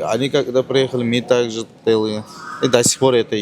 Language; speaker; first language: Russian; non-native, learner; Uzbek